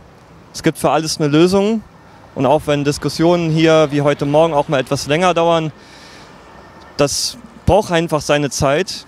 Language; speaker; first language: German; native; German